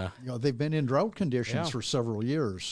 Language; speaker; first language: English; native; English